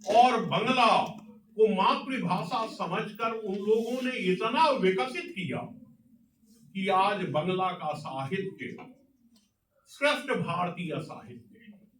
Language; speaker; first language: Hindi; non-native, local second language; Bhojpuri